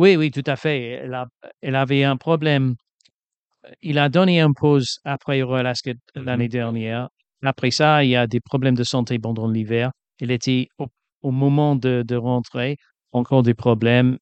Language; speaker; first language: French; non-native, fluent; English